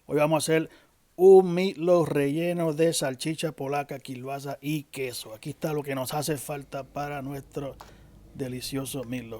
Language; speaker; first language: Spanish; native; Spanish